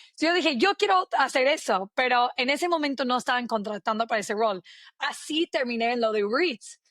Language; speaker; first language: Spanish; non-native, fluent; English